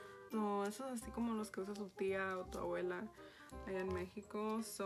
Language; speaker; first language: Spanish; early bilingual, heritage; Spanish